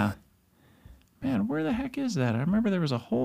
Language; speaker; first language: English; native; English